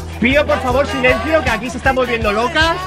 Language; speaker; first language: Spanish; native; Spanish